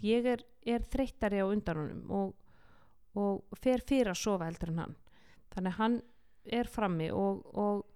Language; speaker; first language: Icelandic; native; Icelandic